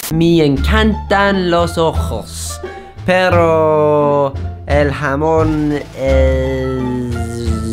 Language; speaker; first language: Spanish; non-native, learner; English